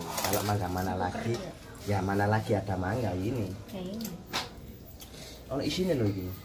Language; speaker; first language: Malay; non-native, local second language; Javanese